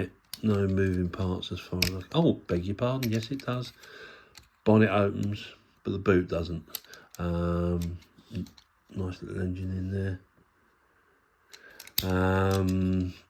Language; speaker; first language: English; native; English